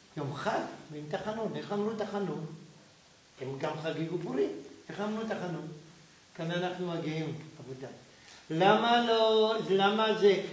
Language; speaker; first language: Hebrew; non-native, fluent; French